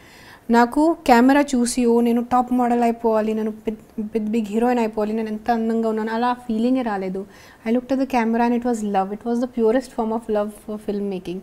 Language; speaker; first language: Telugu; non-native, local second language; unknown